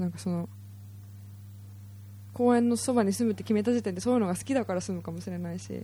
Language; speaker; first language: Japanese; early bilingual, heritage; Japanese